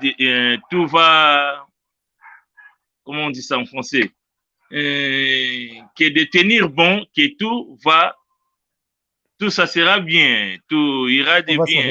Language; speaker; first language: French; non-native, local second language; Luba-Lulua